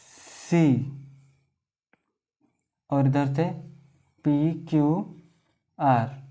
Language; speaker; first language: Hindi; native; Hindi